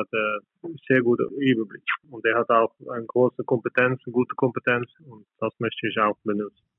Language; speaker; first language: German; non-native, learner; Norwegian